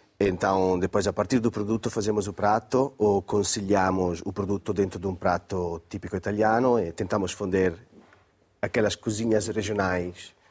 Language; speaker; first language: Portuguese; non-native, fluent; Italian